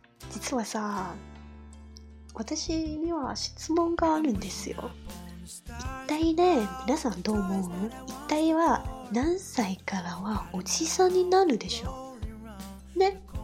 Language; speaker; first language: Japanese; non-native, fluent; Chinese